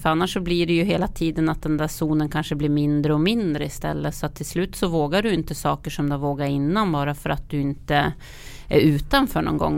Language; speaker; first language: Swedish; native; Swedish